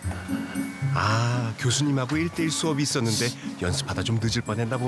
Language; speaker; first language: Korean; native; Korean